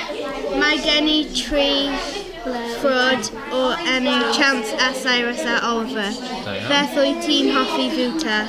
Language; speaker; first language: Welsh; non-native, local second language; English